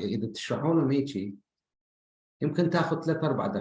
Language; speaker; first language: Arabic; native; Arabic